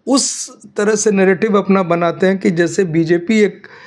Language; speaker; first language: Hindi; native; Hindi